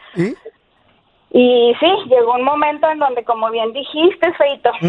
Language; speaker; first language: Spanish; native; Spanish